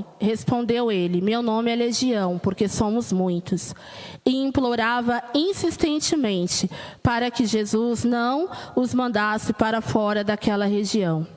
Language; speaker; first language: Portuguese; native; Portuguese